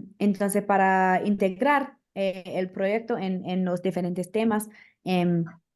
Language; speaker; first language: Spanish; non-native, learner; English